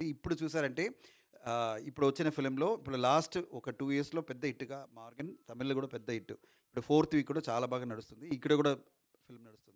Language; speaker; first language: Telugu; non-native, learner; Tamil